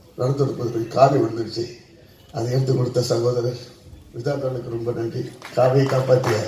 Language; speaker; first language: Tamil; native; Tamil